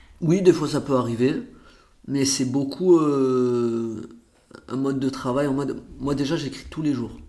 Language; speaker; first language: French; early bilingual, other home language; Portuguese